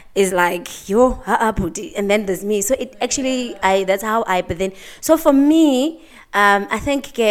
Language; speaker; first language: English; non-native, local second language; Xhosa